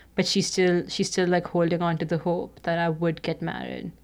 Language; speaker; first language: English; non-native, local second language; Hindi